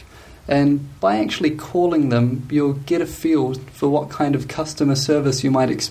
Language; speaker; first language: English; native; English